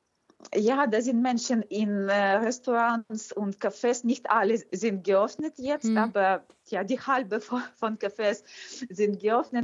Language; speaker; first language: German; non-native, fluent; Ukrainian